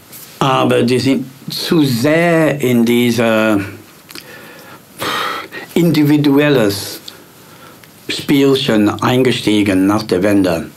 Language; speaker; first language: German; non-native, fluent; English